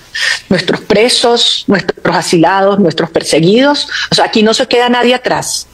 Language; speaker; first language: Spanish; native; Spanish